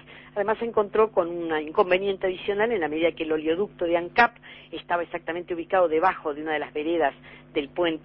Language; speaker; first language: Spanish; native; Spanish